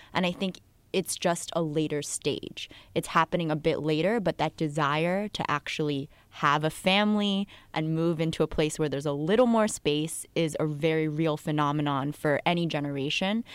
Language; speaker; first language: English; native; English